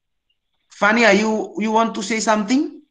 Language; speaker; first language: English; non-native, learner; Indonesian